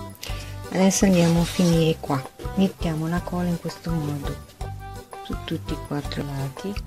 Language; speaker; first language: Italian; non-native, fluent; Portuguese